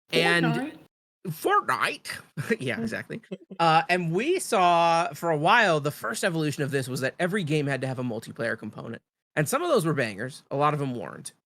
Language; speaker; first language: English; native; English